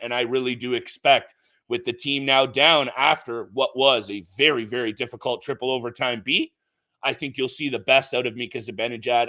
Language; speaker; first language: English; native; English